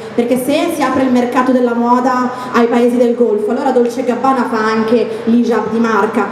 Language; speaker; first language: Italian; early bilingual, other home language; Arabic